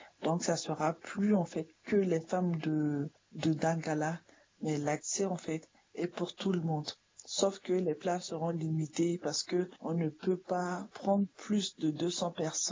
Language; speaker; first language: French; non-native, local second language; Sango